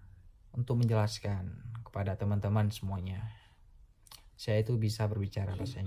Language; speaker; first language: Indonesian; non-native, local second language; Achinese